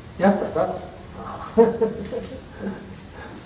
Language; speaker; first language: Russian; non-native, learner; Tibetan